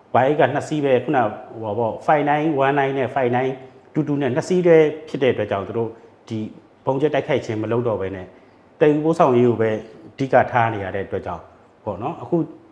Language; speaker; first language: Burmese; native; Burmese